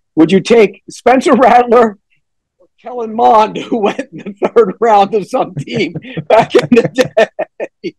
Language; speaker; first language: English; native; English